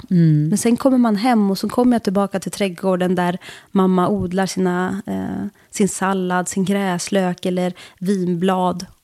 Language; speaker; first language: Swedish; early bilingual, other home language; Kurdish